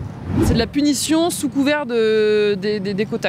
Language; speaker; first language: French; native; French